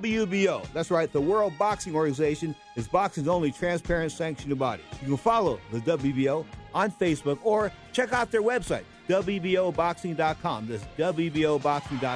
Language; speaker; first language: English; native; English